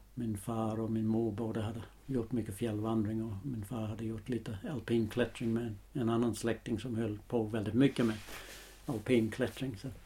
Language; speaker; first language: Swedish; non-native, fluent; English